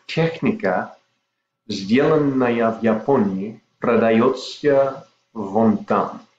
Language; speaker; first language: Russian; non-native, learner; English